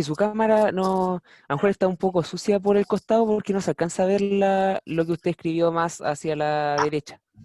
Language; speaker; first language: Spanish; native; Spanish